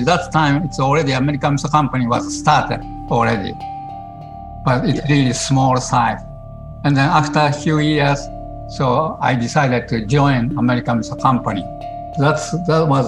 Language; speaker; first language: English; non-native, learner; Japanese